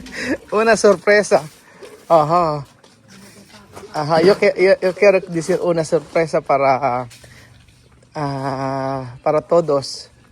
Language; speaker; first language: Spanish; non-native, learner; Filipino